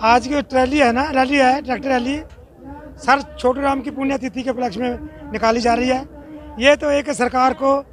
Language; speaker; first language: Hindi; native; Hindi